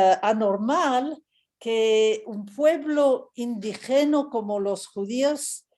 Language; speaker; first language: Spanish; non-native, fluent; English